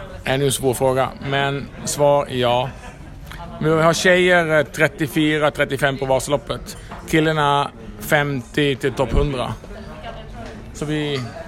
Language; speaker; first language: Swedish; non-native, fluent; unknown